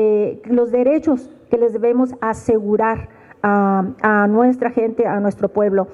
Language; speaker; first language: Spanish; native; Spanish